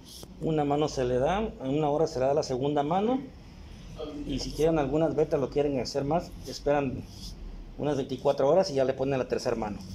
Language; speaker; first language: Spanish; native; Spanish